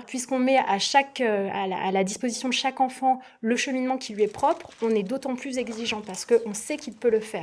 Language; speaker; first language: French; native; French